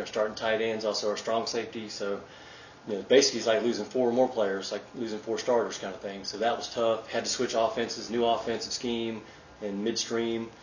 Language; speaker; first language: English; native; English